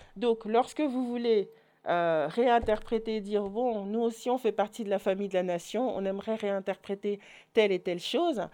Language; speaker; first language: French; native; French